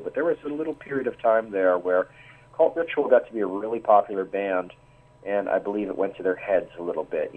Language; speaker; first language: English; native; English